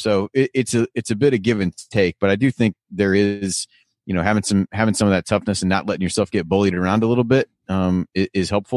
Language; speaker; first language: English; native; English